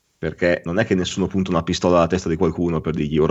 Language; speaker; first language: Italian; native; Italian